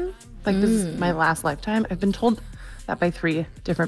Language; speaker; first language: English; native; English